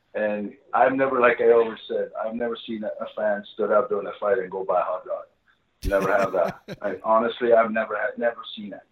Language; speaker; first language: English; non-native, fluent; Czech